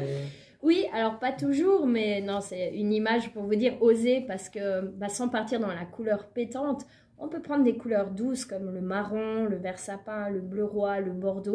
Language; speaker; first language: French; native; French